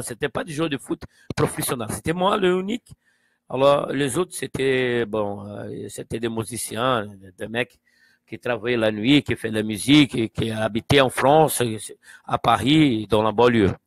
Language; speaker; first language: French; non-native, fluent; Portuguese